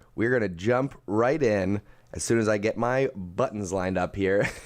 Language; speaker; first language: English; native; English